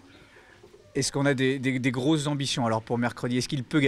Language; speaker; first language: French; native; French